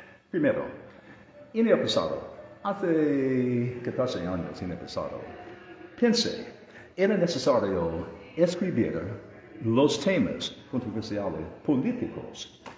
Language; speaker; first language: Spanish; non-native, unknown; English